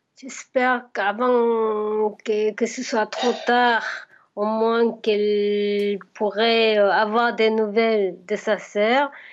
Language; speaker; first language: French; non-native, fluent; Korean